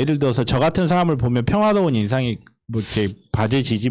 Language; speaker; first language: Korean; native; Korean